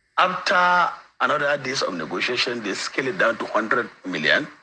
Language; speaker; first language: English; non-native, local second language; Hausa